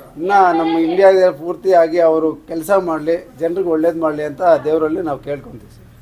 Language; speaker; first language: Kannada; native; Kannada